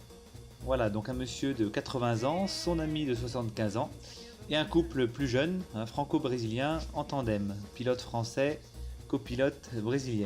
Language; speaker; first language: French; native; French